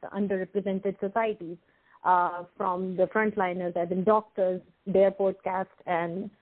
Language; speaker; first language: English; non-native, local second language; Hindi